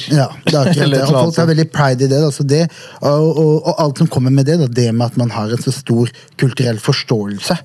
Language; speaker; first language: Norwegian; early bilingual, other home language; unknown